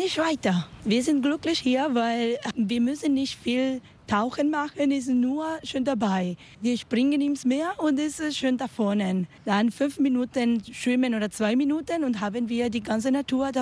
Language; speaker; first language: German; non-native, learner; Spanish